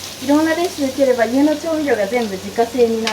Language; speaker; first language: Japanese; native; Japanese